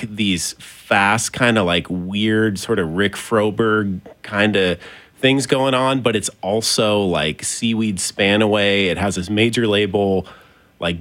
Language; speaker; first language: English; native; English